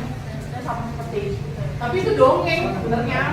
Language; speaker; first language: Malay; native; Malay